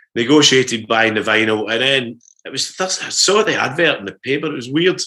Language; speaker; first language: English; native; English